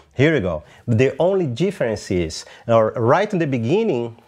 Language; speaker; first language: English; non-native, fluent; Portuguese